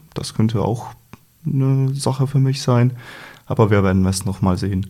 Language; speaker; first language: German; non-native, fluent; Slovenian